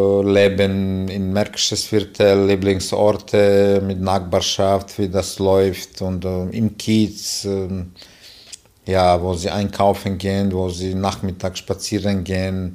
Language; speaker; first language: German; non-native, fluent; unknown